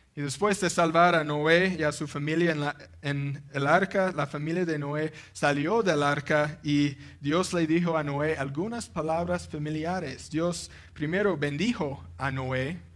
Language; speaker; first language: Spanish; non-native, fluent; English